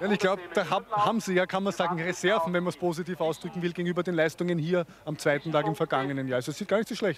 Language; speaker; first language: German; native; German